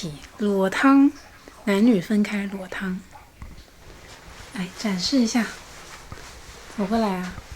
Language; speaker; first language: Chinese; native; Chinese